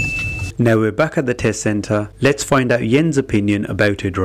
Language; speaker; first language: English; native; English